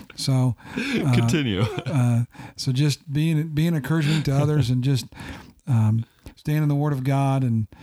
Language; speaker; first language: English; native; English